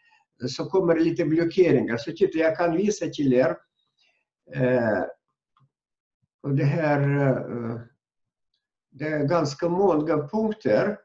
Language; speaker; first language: Swedish; non-native, fluent; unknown